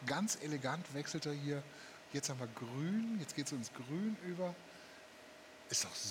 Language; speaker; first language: German; native; German